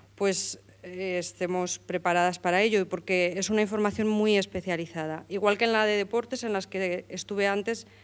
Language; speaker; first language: Spanish; native; Spanish